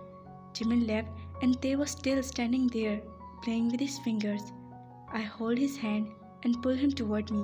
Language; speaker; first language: English; non-native, local second language; Urdu